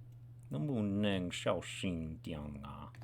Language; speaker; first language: Chinese; non-native, learner; English